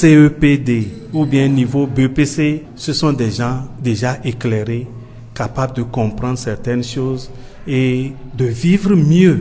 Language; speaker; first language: French; non-native, local second language; Ewe